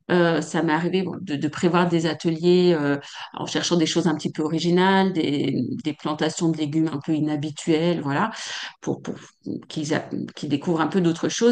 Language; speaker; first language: French; native; French